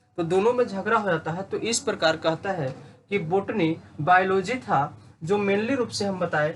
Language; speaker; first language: Hindi; native; Hindi